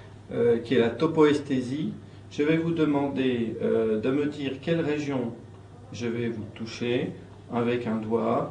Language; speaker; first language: French; native; French